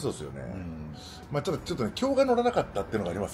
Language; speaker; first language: Japanese; native; Japanese